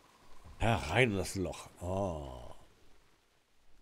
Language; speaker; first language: German; native; German